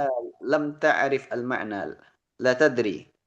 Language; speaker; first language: Arabic; non-native, fluent; Indonesian